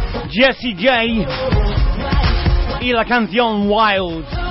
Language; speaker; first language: Spanish; non-native, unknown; English